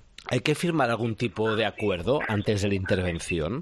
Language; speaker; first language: Spanish; native; Spanish